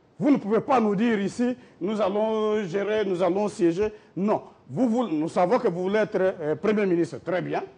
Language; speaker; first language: French; non-native, local second language; Lingala